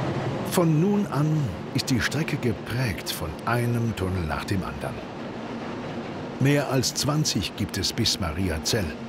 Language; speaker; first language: German; native; German